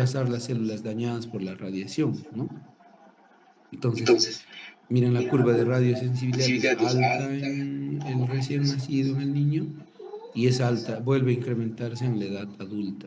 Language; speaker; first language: Spanish; native; Spanish